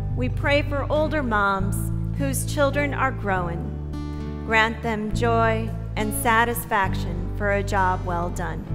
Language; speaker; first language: English; native; English